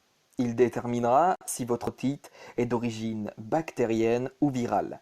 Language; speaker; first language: French; native; French